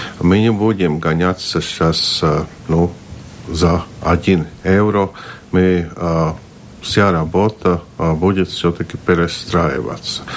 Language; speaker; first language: Russian; non-native, local second language; Latvian